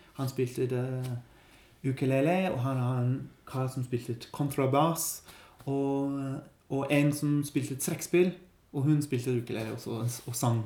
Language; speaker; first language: Norwegian; non-native, learner; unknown